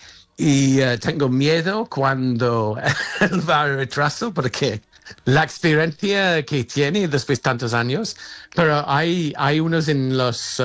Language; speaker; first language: Spanish; non-native, fluent; English